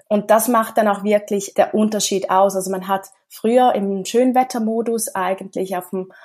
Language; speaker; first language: German; native; German